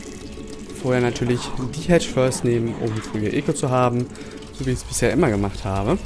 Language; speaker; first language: German; native; German